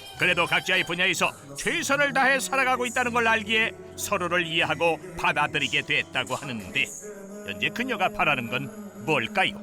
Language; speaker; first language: Korean; native; Korean